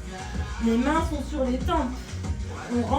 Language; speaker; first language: French; native; French